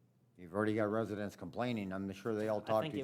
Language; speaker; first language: English; native; English